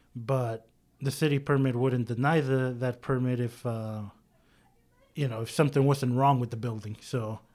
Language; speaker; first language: English; native; English